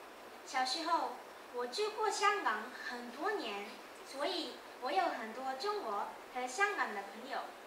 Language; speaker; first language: Chinese; non-native, fluent; Japanese